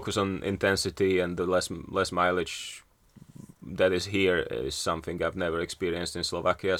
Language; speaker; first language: English; non-native, fluent; Slovak